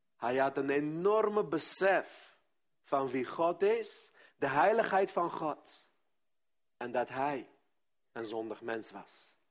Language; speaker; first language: Dutch; non-native, fluent; Armenian